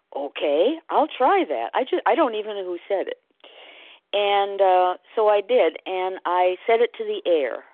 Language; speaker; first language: English; native; English